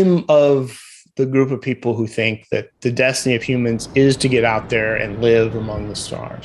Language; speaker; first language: English; native; English